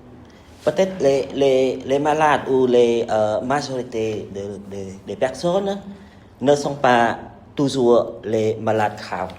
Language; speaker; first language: French; non-native, learner; Khmer